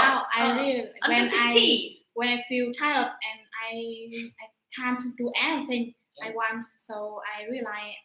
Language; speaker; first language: English; non-native, learner; Vietnamese